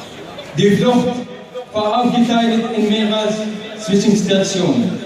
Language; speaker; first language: German; non-native, learner; Arabic